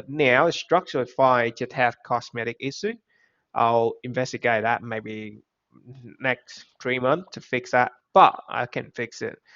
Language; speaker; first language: English; non-native, fluent; Vietnamese